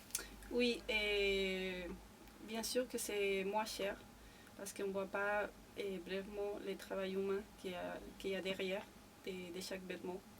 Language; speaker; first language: French; non-native, fluent; Spanish